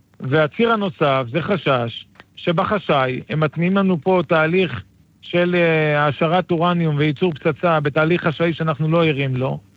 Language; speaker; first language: Hebrew; native; Hebrew